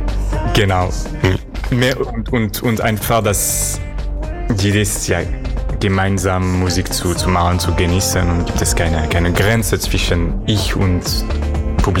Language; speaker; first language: German; non-native, learner; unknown